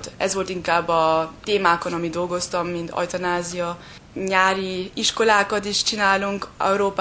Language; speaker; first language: Hungarian; early bilingual, heritage; German